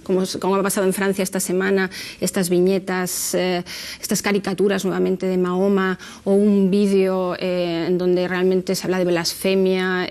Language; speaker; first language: Spanish; native; Spanish